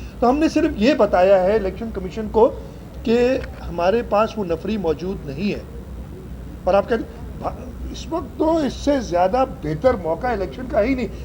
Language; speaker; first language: Urdu; non-native, local second language; Sindhi